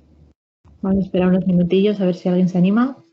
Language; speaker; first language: Spanish; native; Spanish